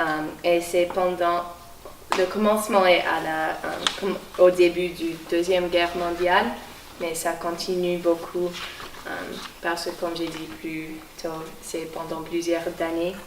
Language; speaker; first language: French; non-native, learner; English